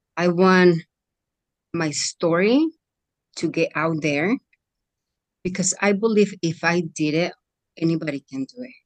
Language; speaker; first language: English; non-native, fluent; Spanish